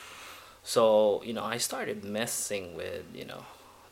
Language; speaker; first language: English; non-native, local second language; Filipino